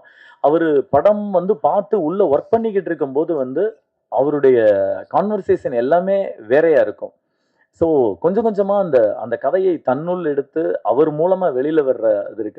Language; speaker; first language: Tamil; native; Tamil